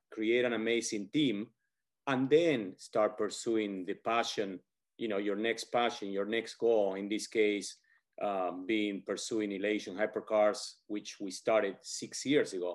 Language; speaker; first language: English; non-native, fluent; Spanish